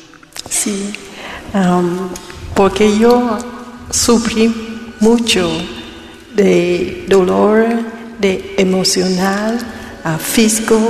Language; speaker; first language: Spanish; non-native, learner; Vietnamese